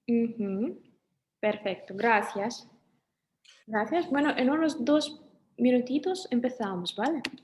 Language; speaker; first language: Spanish; non-native, fluent; Russian